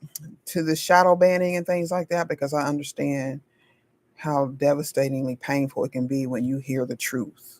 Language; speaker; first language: English; native; English